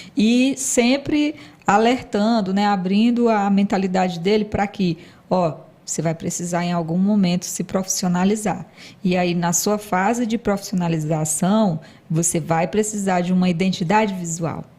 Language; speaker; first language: Portuguese; native; Portuguese